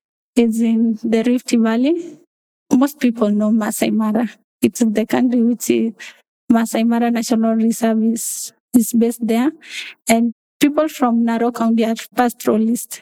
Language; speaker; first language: English; non-native, local second language; Masai